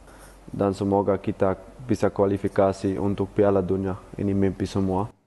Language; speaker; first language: Indonesian; non-native, fluent; Dutch